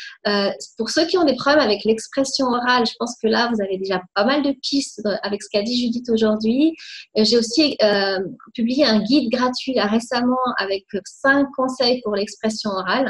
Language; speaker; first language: French; native; French